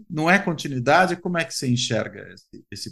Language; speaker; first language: Portuguese; native; Portuguese